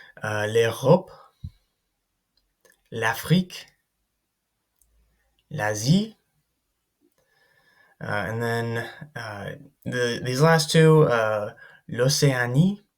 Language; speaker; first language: French; non-native, fluent; English